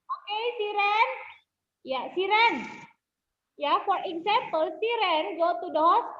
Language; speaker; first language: English; non-native, learner; Indonesian